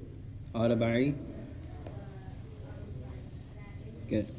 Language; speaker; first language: Arabic; non-native, fluent; English